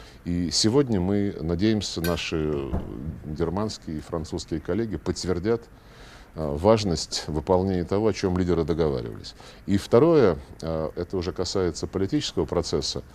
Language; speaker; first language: Russian; native; Russian